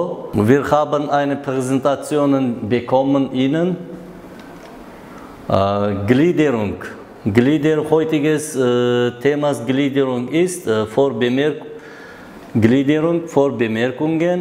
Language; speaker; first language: German; non-native, learner; Uzbek